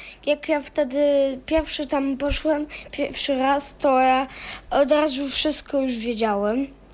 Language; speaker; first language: Polish; early bilingual, heritage; German